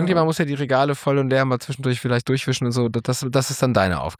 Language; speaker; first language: German; native; German